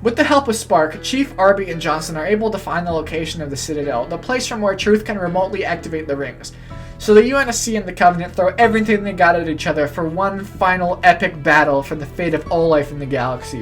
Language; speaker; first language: English; native; English